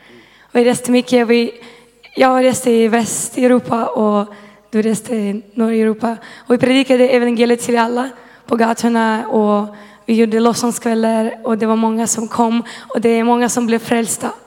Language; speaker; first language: Swedish; non-native, fluent; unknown